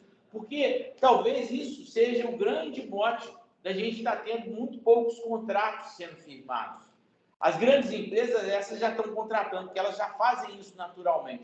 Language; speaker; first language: Portuguese; native; Portuguese